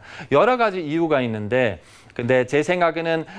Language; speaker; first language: Korean; non-native, fluent; German